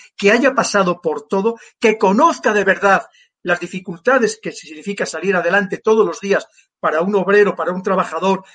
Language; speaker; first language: Spanish; native; Spanish